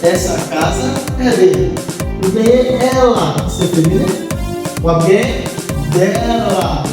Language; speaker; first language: Portuguese; non-native, fluent; Haitian Creole